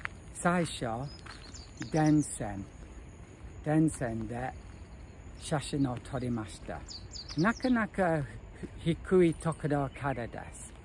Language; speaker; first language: Japanese; non-native, learner; English